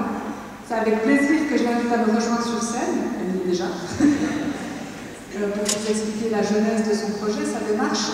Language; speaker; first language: French; native; French